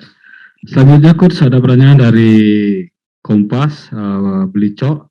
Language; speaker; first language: Indonesian; native; Indonesian